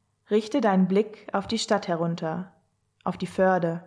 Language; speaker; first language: German; native; German